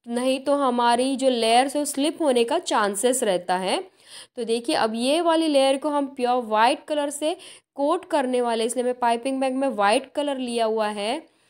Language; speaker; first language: Hindi; non-native, local second language; Marathi